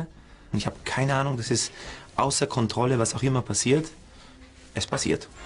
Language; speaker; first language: German; early bilingual, heritage; Italian